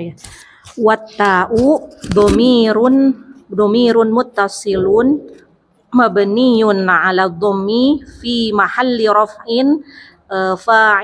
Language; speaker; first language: Arabic; non-native, learner; Indonesian